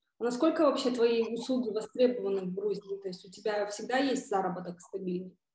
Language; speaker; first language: Russian; non-native, local second language; Kyrgyz